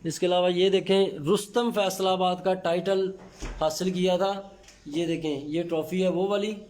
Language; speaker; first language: Urdu; non-native, local second language; Punjabi